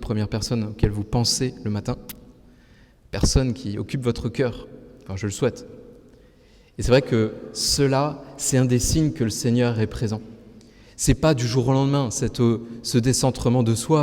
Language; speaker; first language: French; native; French